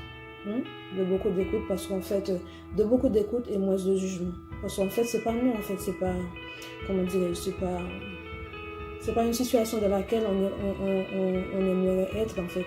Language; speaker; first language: French; native; French